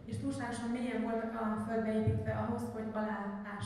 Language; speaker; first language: Hungarian; native; Hungarian